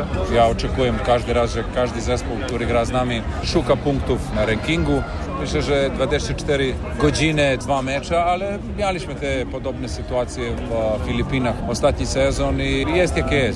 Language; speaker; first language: Polish; non-native, learner; Serbian